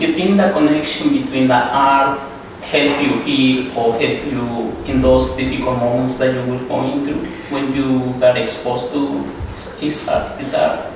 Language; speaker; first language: English; non-native, fluent; Spanish